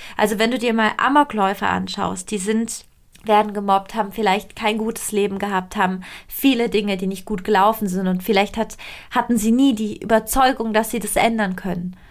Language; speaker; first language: German; non-native, fluent; Italian